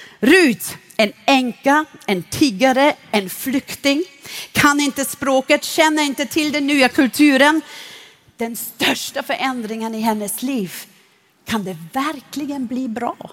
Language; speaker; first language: Swedish; non-native, fluent; German